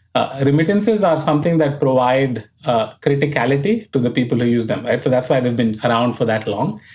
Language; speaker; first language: English; non-native, local second language; Hindi